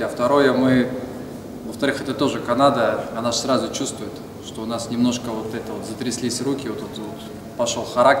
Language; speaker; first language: Russian; native; Russian